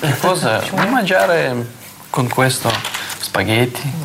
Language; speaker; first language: Italian; non-native, learner; Russian